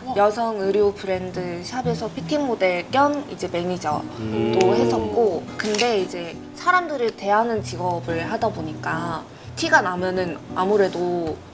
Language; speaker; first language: Korean; non-native, fluent; Mongolian